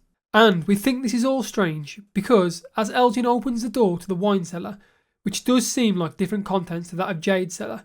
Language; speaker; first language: English; native; English